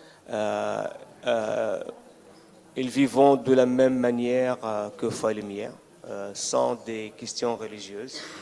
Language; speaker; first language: French; non-native, fluent; Arabic